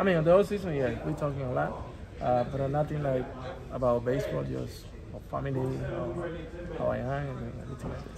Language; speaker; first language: English; non-native, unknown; Spanish